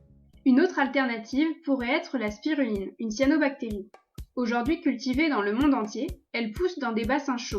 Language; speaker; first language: French; native; French